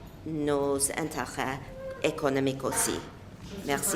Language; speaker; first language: French; non-native, local second language; English